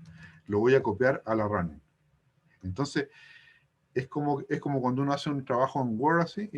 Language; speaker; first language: Spanish; native; Spanish